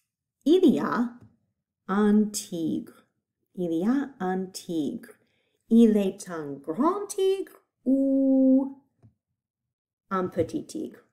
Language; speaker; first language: French; non-native, fluent; English